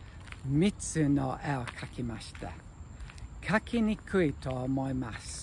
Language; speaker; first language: Japanese; non-native, learner; English